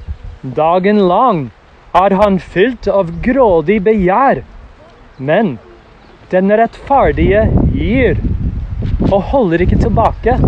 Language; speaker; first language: Norwegian; non-native, fluent; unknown